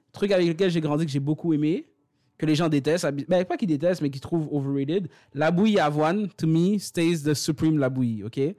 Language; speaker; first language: French; early bilingual, other home language; Haitian Creole